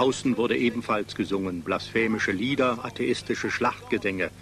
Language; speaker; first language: German; native; German